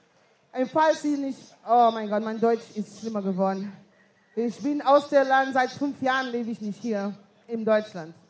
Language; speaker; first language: German; non-native, fluent; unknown